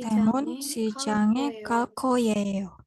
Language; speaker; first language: Korean; non-native, learner; Indonesian